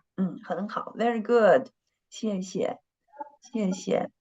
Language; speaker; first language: Chinese; non-native, fluent; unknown